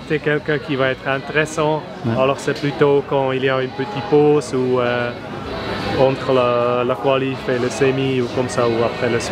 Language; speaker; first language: French; non-native, fluent; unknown